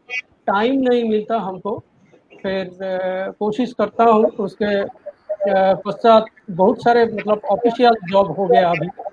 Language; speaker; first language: Hindi; non-native, local second language; Bangla